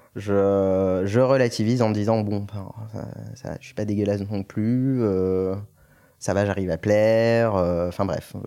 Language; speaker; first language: French; non-native, local second language; Arabic